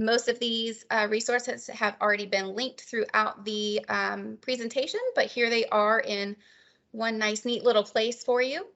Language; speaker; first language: English; native; English